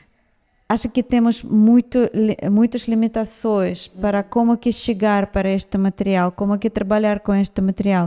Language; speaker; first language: Portuguese; non-native, fluent; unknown